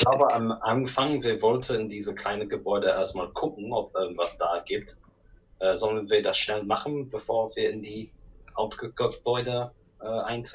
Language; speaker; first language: German; non-native, learner; English